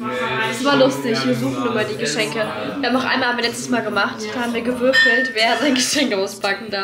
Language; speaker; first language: German; native; German